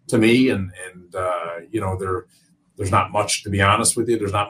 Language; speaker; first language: English; native; English